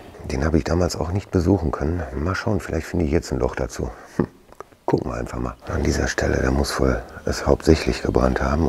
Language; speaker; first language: German; native; German